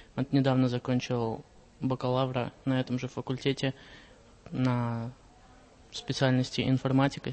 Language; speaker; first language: Russian; native; Russian